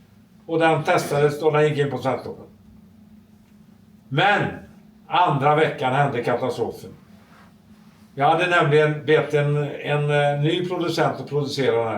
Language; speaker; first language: Swedish; native; Swedish